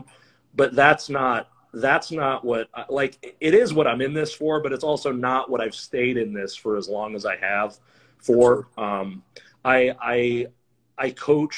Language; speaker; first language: English; native; English